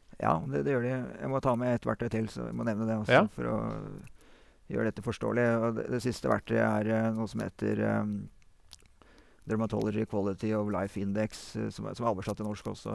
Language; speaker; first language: Norwegian; native; Norwegian